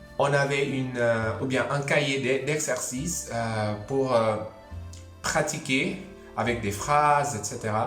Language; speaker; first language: French; non-native, fluent; Spanish